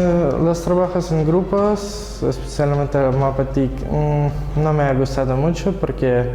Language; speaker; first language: Spanish; non-native, fluent; Russian